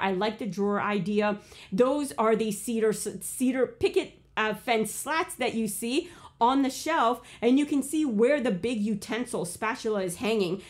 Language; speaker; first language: English; early bilingual, other home language; Portuguese